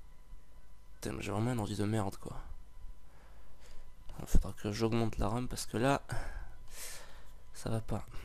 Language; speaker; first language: French; native; French